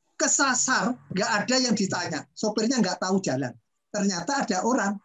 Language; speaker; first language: Indonesian; non-native, local second language; Javanese